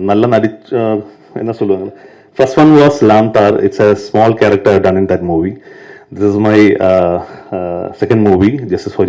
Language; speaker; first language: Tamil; non-native, learner; Malayalam